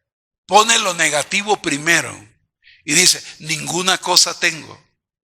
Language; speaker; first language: Spanish; native; Spanish